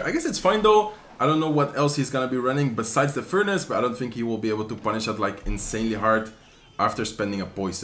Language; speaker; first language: English; non-native, fluent; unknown